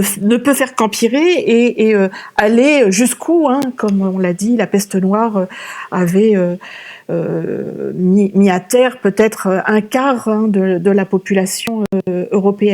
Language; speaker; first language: French; native; French